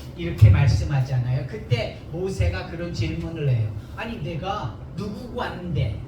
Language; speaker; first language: Korean; native; Korean